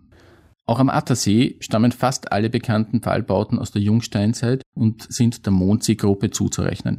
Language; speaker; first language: German; native; German